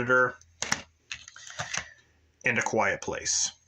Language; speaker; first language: English; native; English